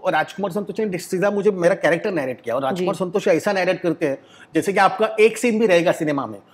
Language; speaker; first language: Hindi; non-native, local second language; Marathi